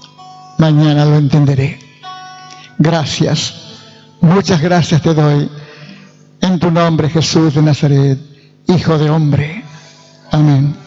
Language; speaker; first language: Spanish; native; Spanish